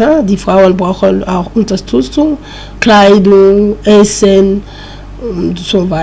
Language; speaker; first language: German; non-native, learner; French